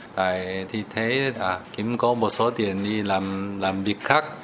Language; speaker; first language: Vietnamese; non-native, learner; Chinese